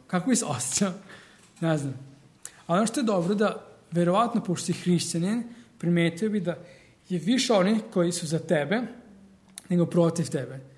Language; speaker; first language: Serbian; early bilingual, heritage; Serbian